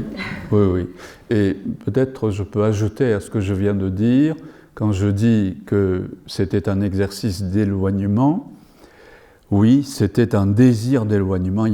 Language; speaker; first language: French; non-native, fluent; Japanese